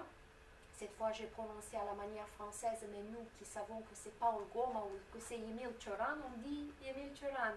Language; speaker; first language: French; non-native, fluent; Romanian